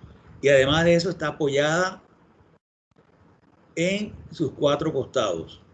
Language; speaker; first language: Spanish; native; Spanish